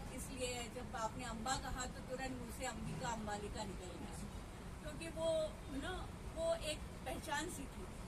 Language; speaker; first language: Hindi; non-native, local second language; Marathi